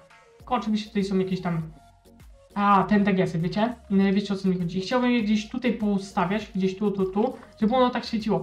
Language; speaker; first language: Polish; native; Polish